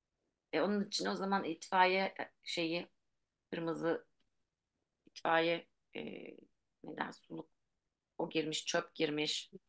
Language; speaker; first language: Turkish; native; Turkish